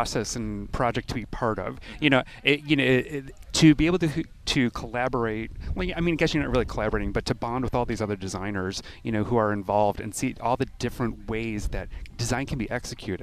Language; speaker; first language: English; native; English